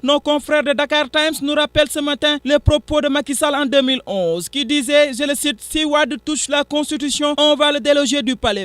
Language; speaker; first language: French; non-native, local second language; Wolof